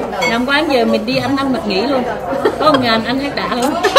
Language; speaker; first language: Vietnamese; native; Vietnamese